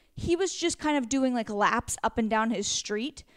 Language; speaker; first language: English; native; English